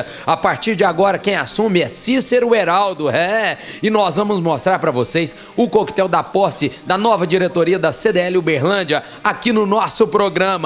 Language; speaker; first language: Portuguese; native; Portuguese